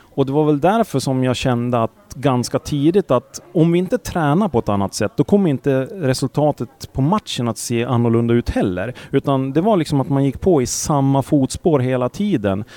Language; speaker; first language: Swedish; native; Swedish